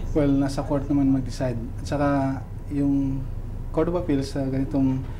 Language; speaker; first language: Filipino; non-native, local second language; Cebuano